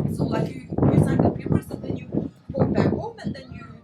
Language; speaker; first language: English; non-native, fluent; Lithuanian